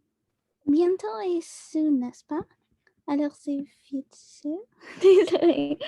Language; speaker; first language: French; non-native, learner; English